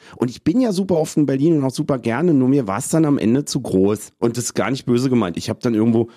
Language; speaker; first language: German; native; German